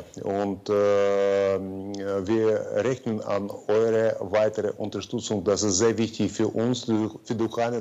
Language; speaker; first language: German; non-native, fluent; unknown